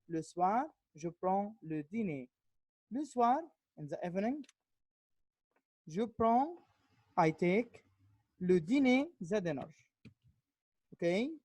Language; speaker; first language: English; non-native, learner; Arabic